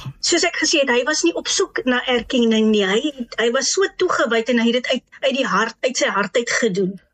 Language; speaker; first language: Afrikaans; native; Afrikaans